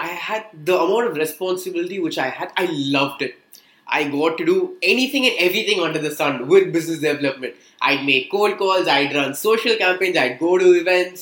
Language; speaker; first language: English; non-native, local second language; Tamil